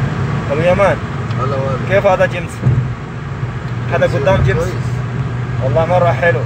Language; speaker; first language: Arabic; non-native, learner; Urdu